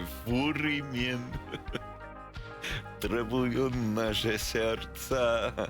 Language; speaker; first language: Russian; non-native, learner; English